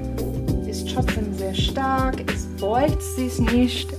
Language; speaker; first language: German; non-native, fluent; English